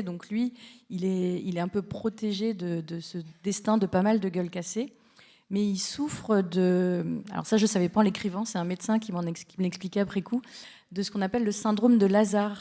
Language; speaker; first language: French; native; French